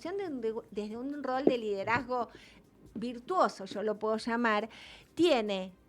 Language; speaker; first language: Spanish; native; Spanish